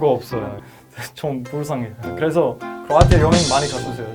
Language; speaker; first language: Korean; non-native, learner; Croatian